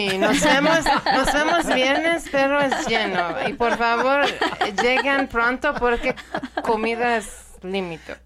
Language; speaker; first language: Spanish; non-native, learner; Persian